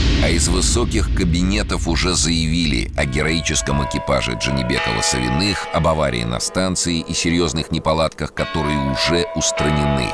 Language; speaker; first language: Russian; native; Russian